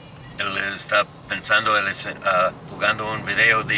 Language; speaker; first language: Spanish; non-native, learner; English